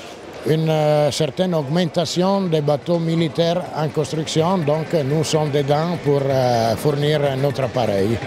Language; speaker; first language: French; non-native, fluent; Italian